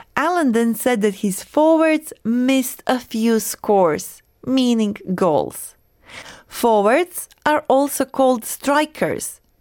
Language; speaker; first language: English; non-native, fluent; Croatian